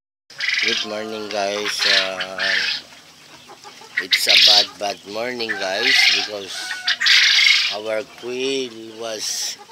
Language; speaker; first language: English; non-native, local second language; Filipino